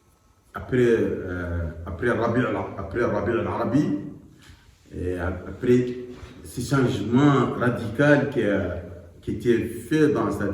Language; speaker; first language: French; non-native, local second language; Arabic